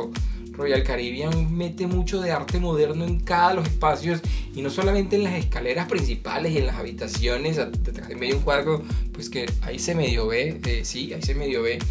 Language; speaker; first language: Spanish; native; Spanish